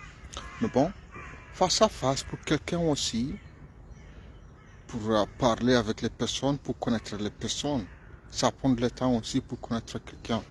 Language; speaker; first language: French; non-native, fluent; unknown